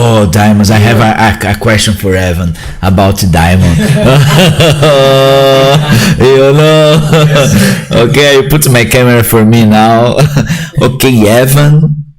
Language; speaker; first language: English; non-native, learner; Portuguese